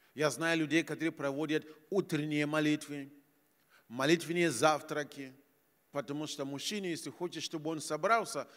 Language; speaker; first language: Russian; non-native, fluent; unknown